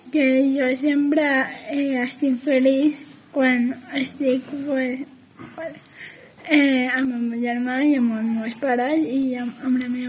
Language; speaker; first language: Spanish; non-native, local second language; Catalan